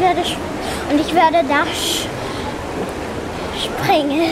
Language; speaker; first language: German; early bilingual, heritage; German